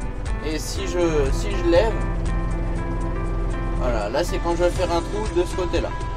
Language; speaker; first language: French; native; French